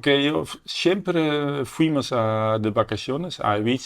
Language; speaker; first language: Spanish; non-native, learner; Dutch